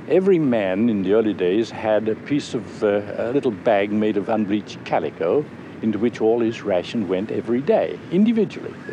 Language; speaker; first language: English; native; English